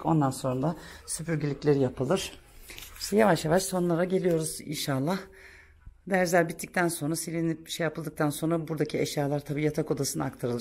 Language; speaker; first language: Turkish; early bilingual, heritage; Turkish